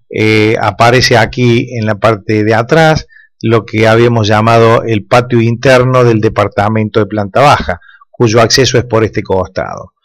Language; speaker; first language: Spanish; native; Spanish